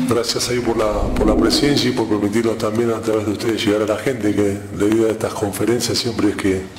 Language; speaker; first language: Spanish; native; Spanish